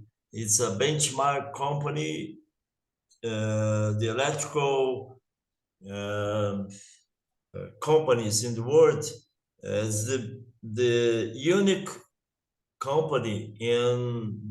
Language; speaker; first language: English; non-native, learner; Portuguese